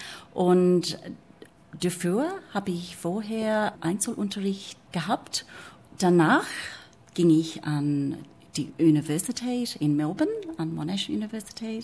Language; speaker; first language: German; non-native, fluent; English